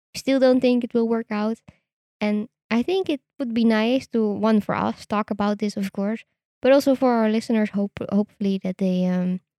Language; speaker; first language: English; non-native, fluent; Dutch